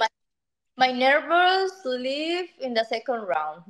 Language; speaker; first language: English; non-native, learner; Spanish